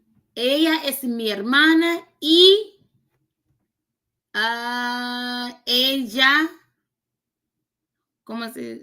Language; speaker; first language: Spanish; non-native, learner; English